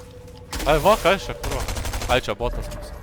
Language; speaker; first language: Lithuanian; native; Lithuanian